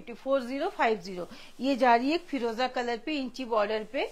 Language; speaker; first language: Hindi; non-native, local second language; Bangla